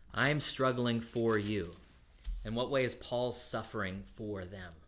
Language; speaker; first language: English; native; English